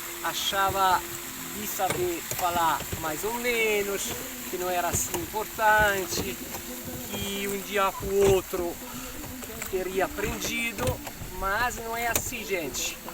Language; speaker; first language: Portuguese; non-native, fluent; Italian